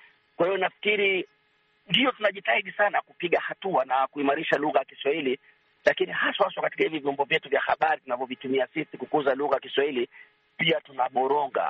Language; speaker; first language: Swahili; native; Swahili